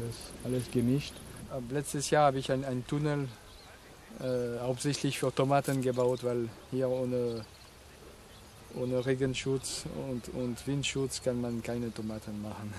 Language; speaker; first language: German; non-native, fluent; French